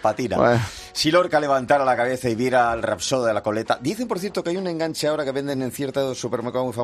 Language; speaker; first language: Spanish; native; Spanish